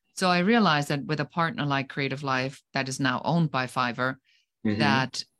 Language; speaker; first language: English; non-native, fluent; German